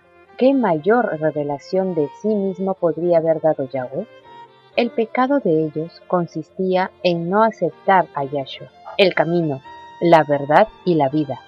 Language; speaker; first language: Spanish; native; Spanish